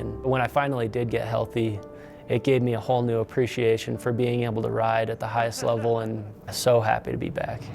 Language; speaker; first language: English; native; English